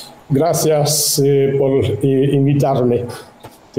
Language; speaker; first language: Spanish; non-native, local second language; Haitian Creole